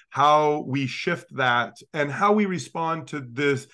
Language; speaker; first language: English; native; English